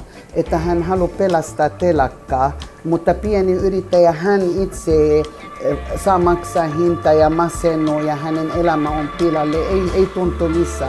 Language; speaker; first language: Finnish; non-native, fluent; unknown